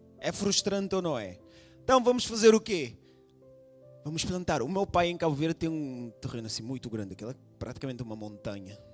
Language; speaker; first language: Portuguese; non-native, local second language; Kabuverdianu